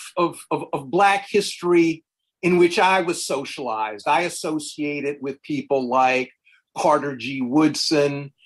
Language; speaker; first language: English; native; English